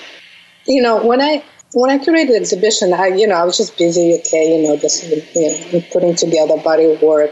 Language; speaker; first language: English; non-native, fluent; Russian